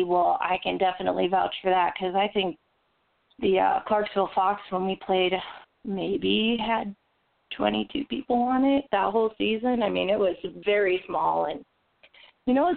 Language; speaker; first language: English; native; English